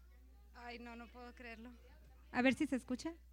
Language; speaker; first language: Spanish; early bilingual, heritage; Spanish